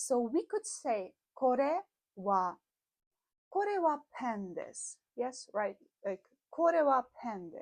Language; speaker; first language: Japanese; non-native, fluent; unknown